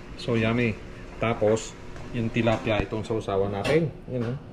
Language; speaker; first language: Filipino; native; Filipino